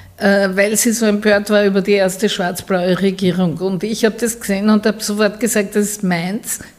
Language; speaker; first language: German; native; German